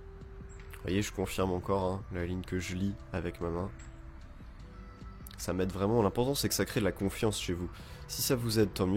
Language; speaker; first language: French; native; French